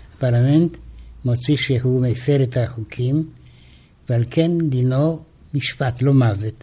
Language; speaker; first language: Hebrew; non-native, fluent; Romanian